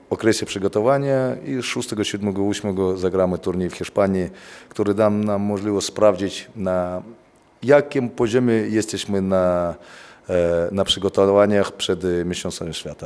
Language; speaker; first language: Polish; non-native, fluent; Russian